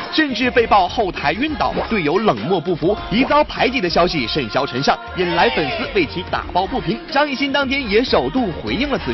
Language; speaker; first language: Chinese; native; Chinese